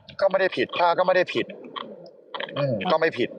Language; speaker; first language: Thai; native; Thai